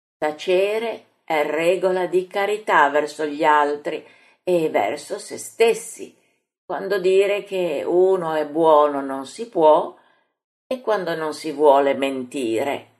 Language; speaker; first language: Italian; native; Italian